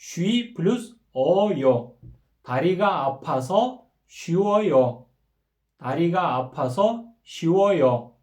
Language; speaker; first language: Korean; non-native, fluent; Kyrgyz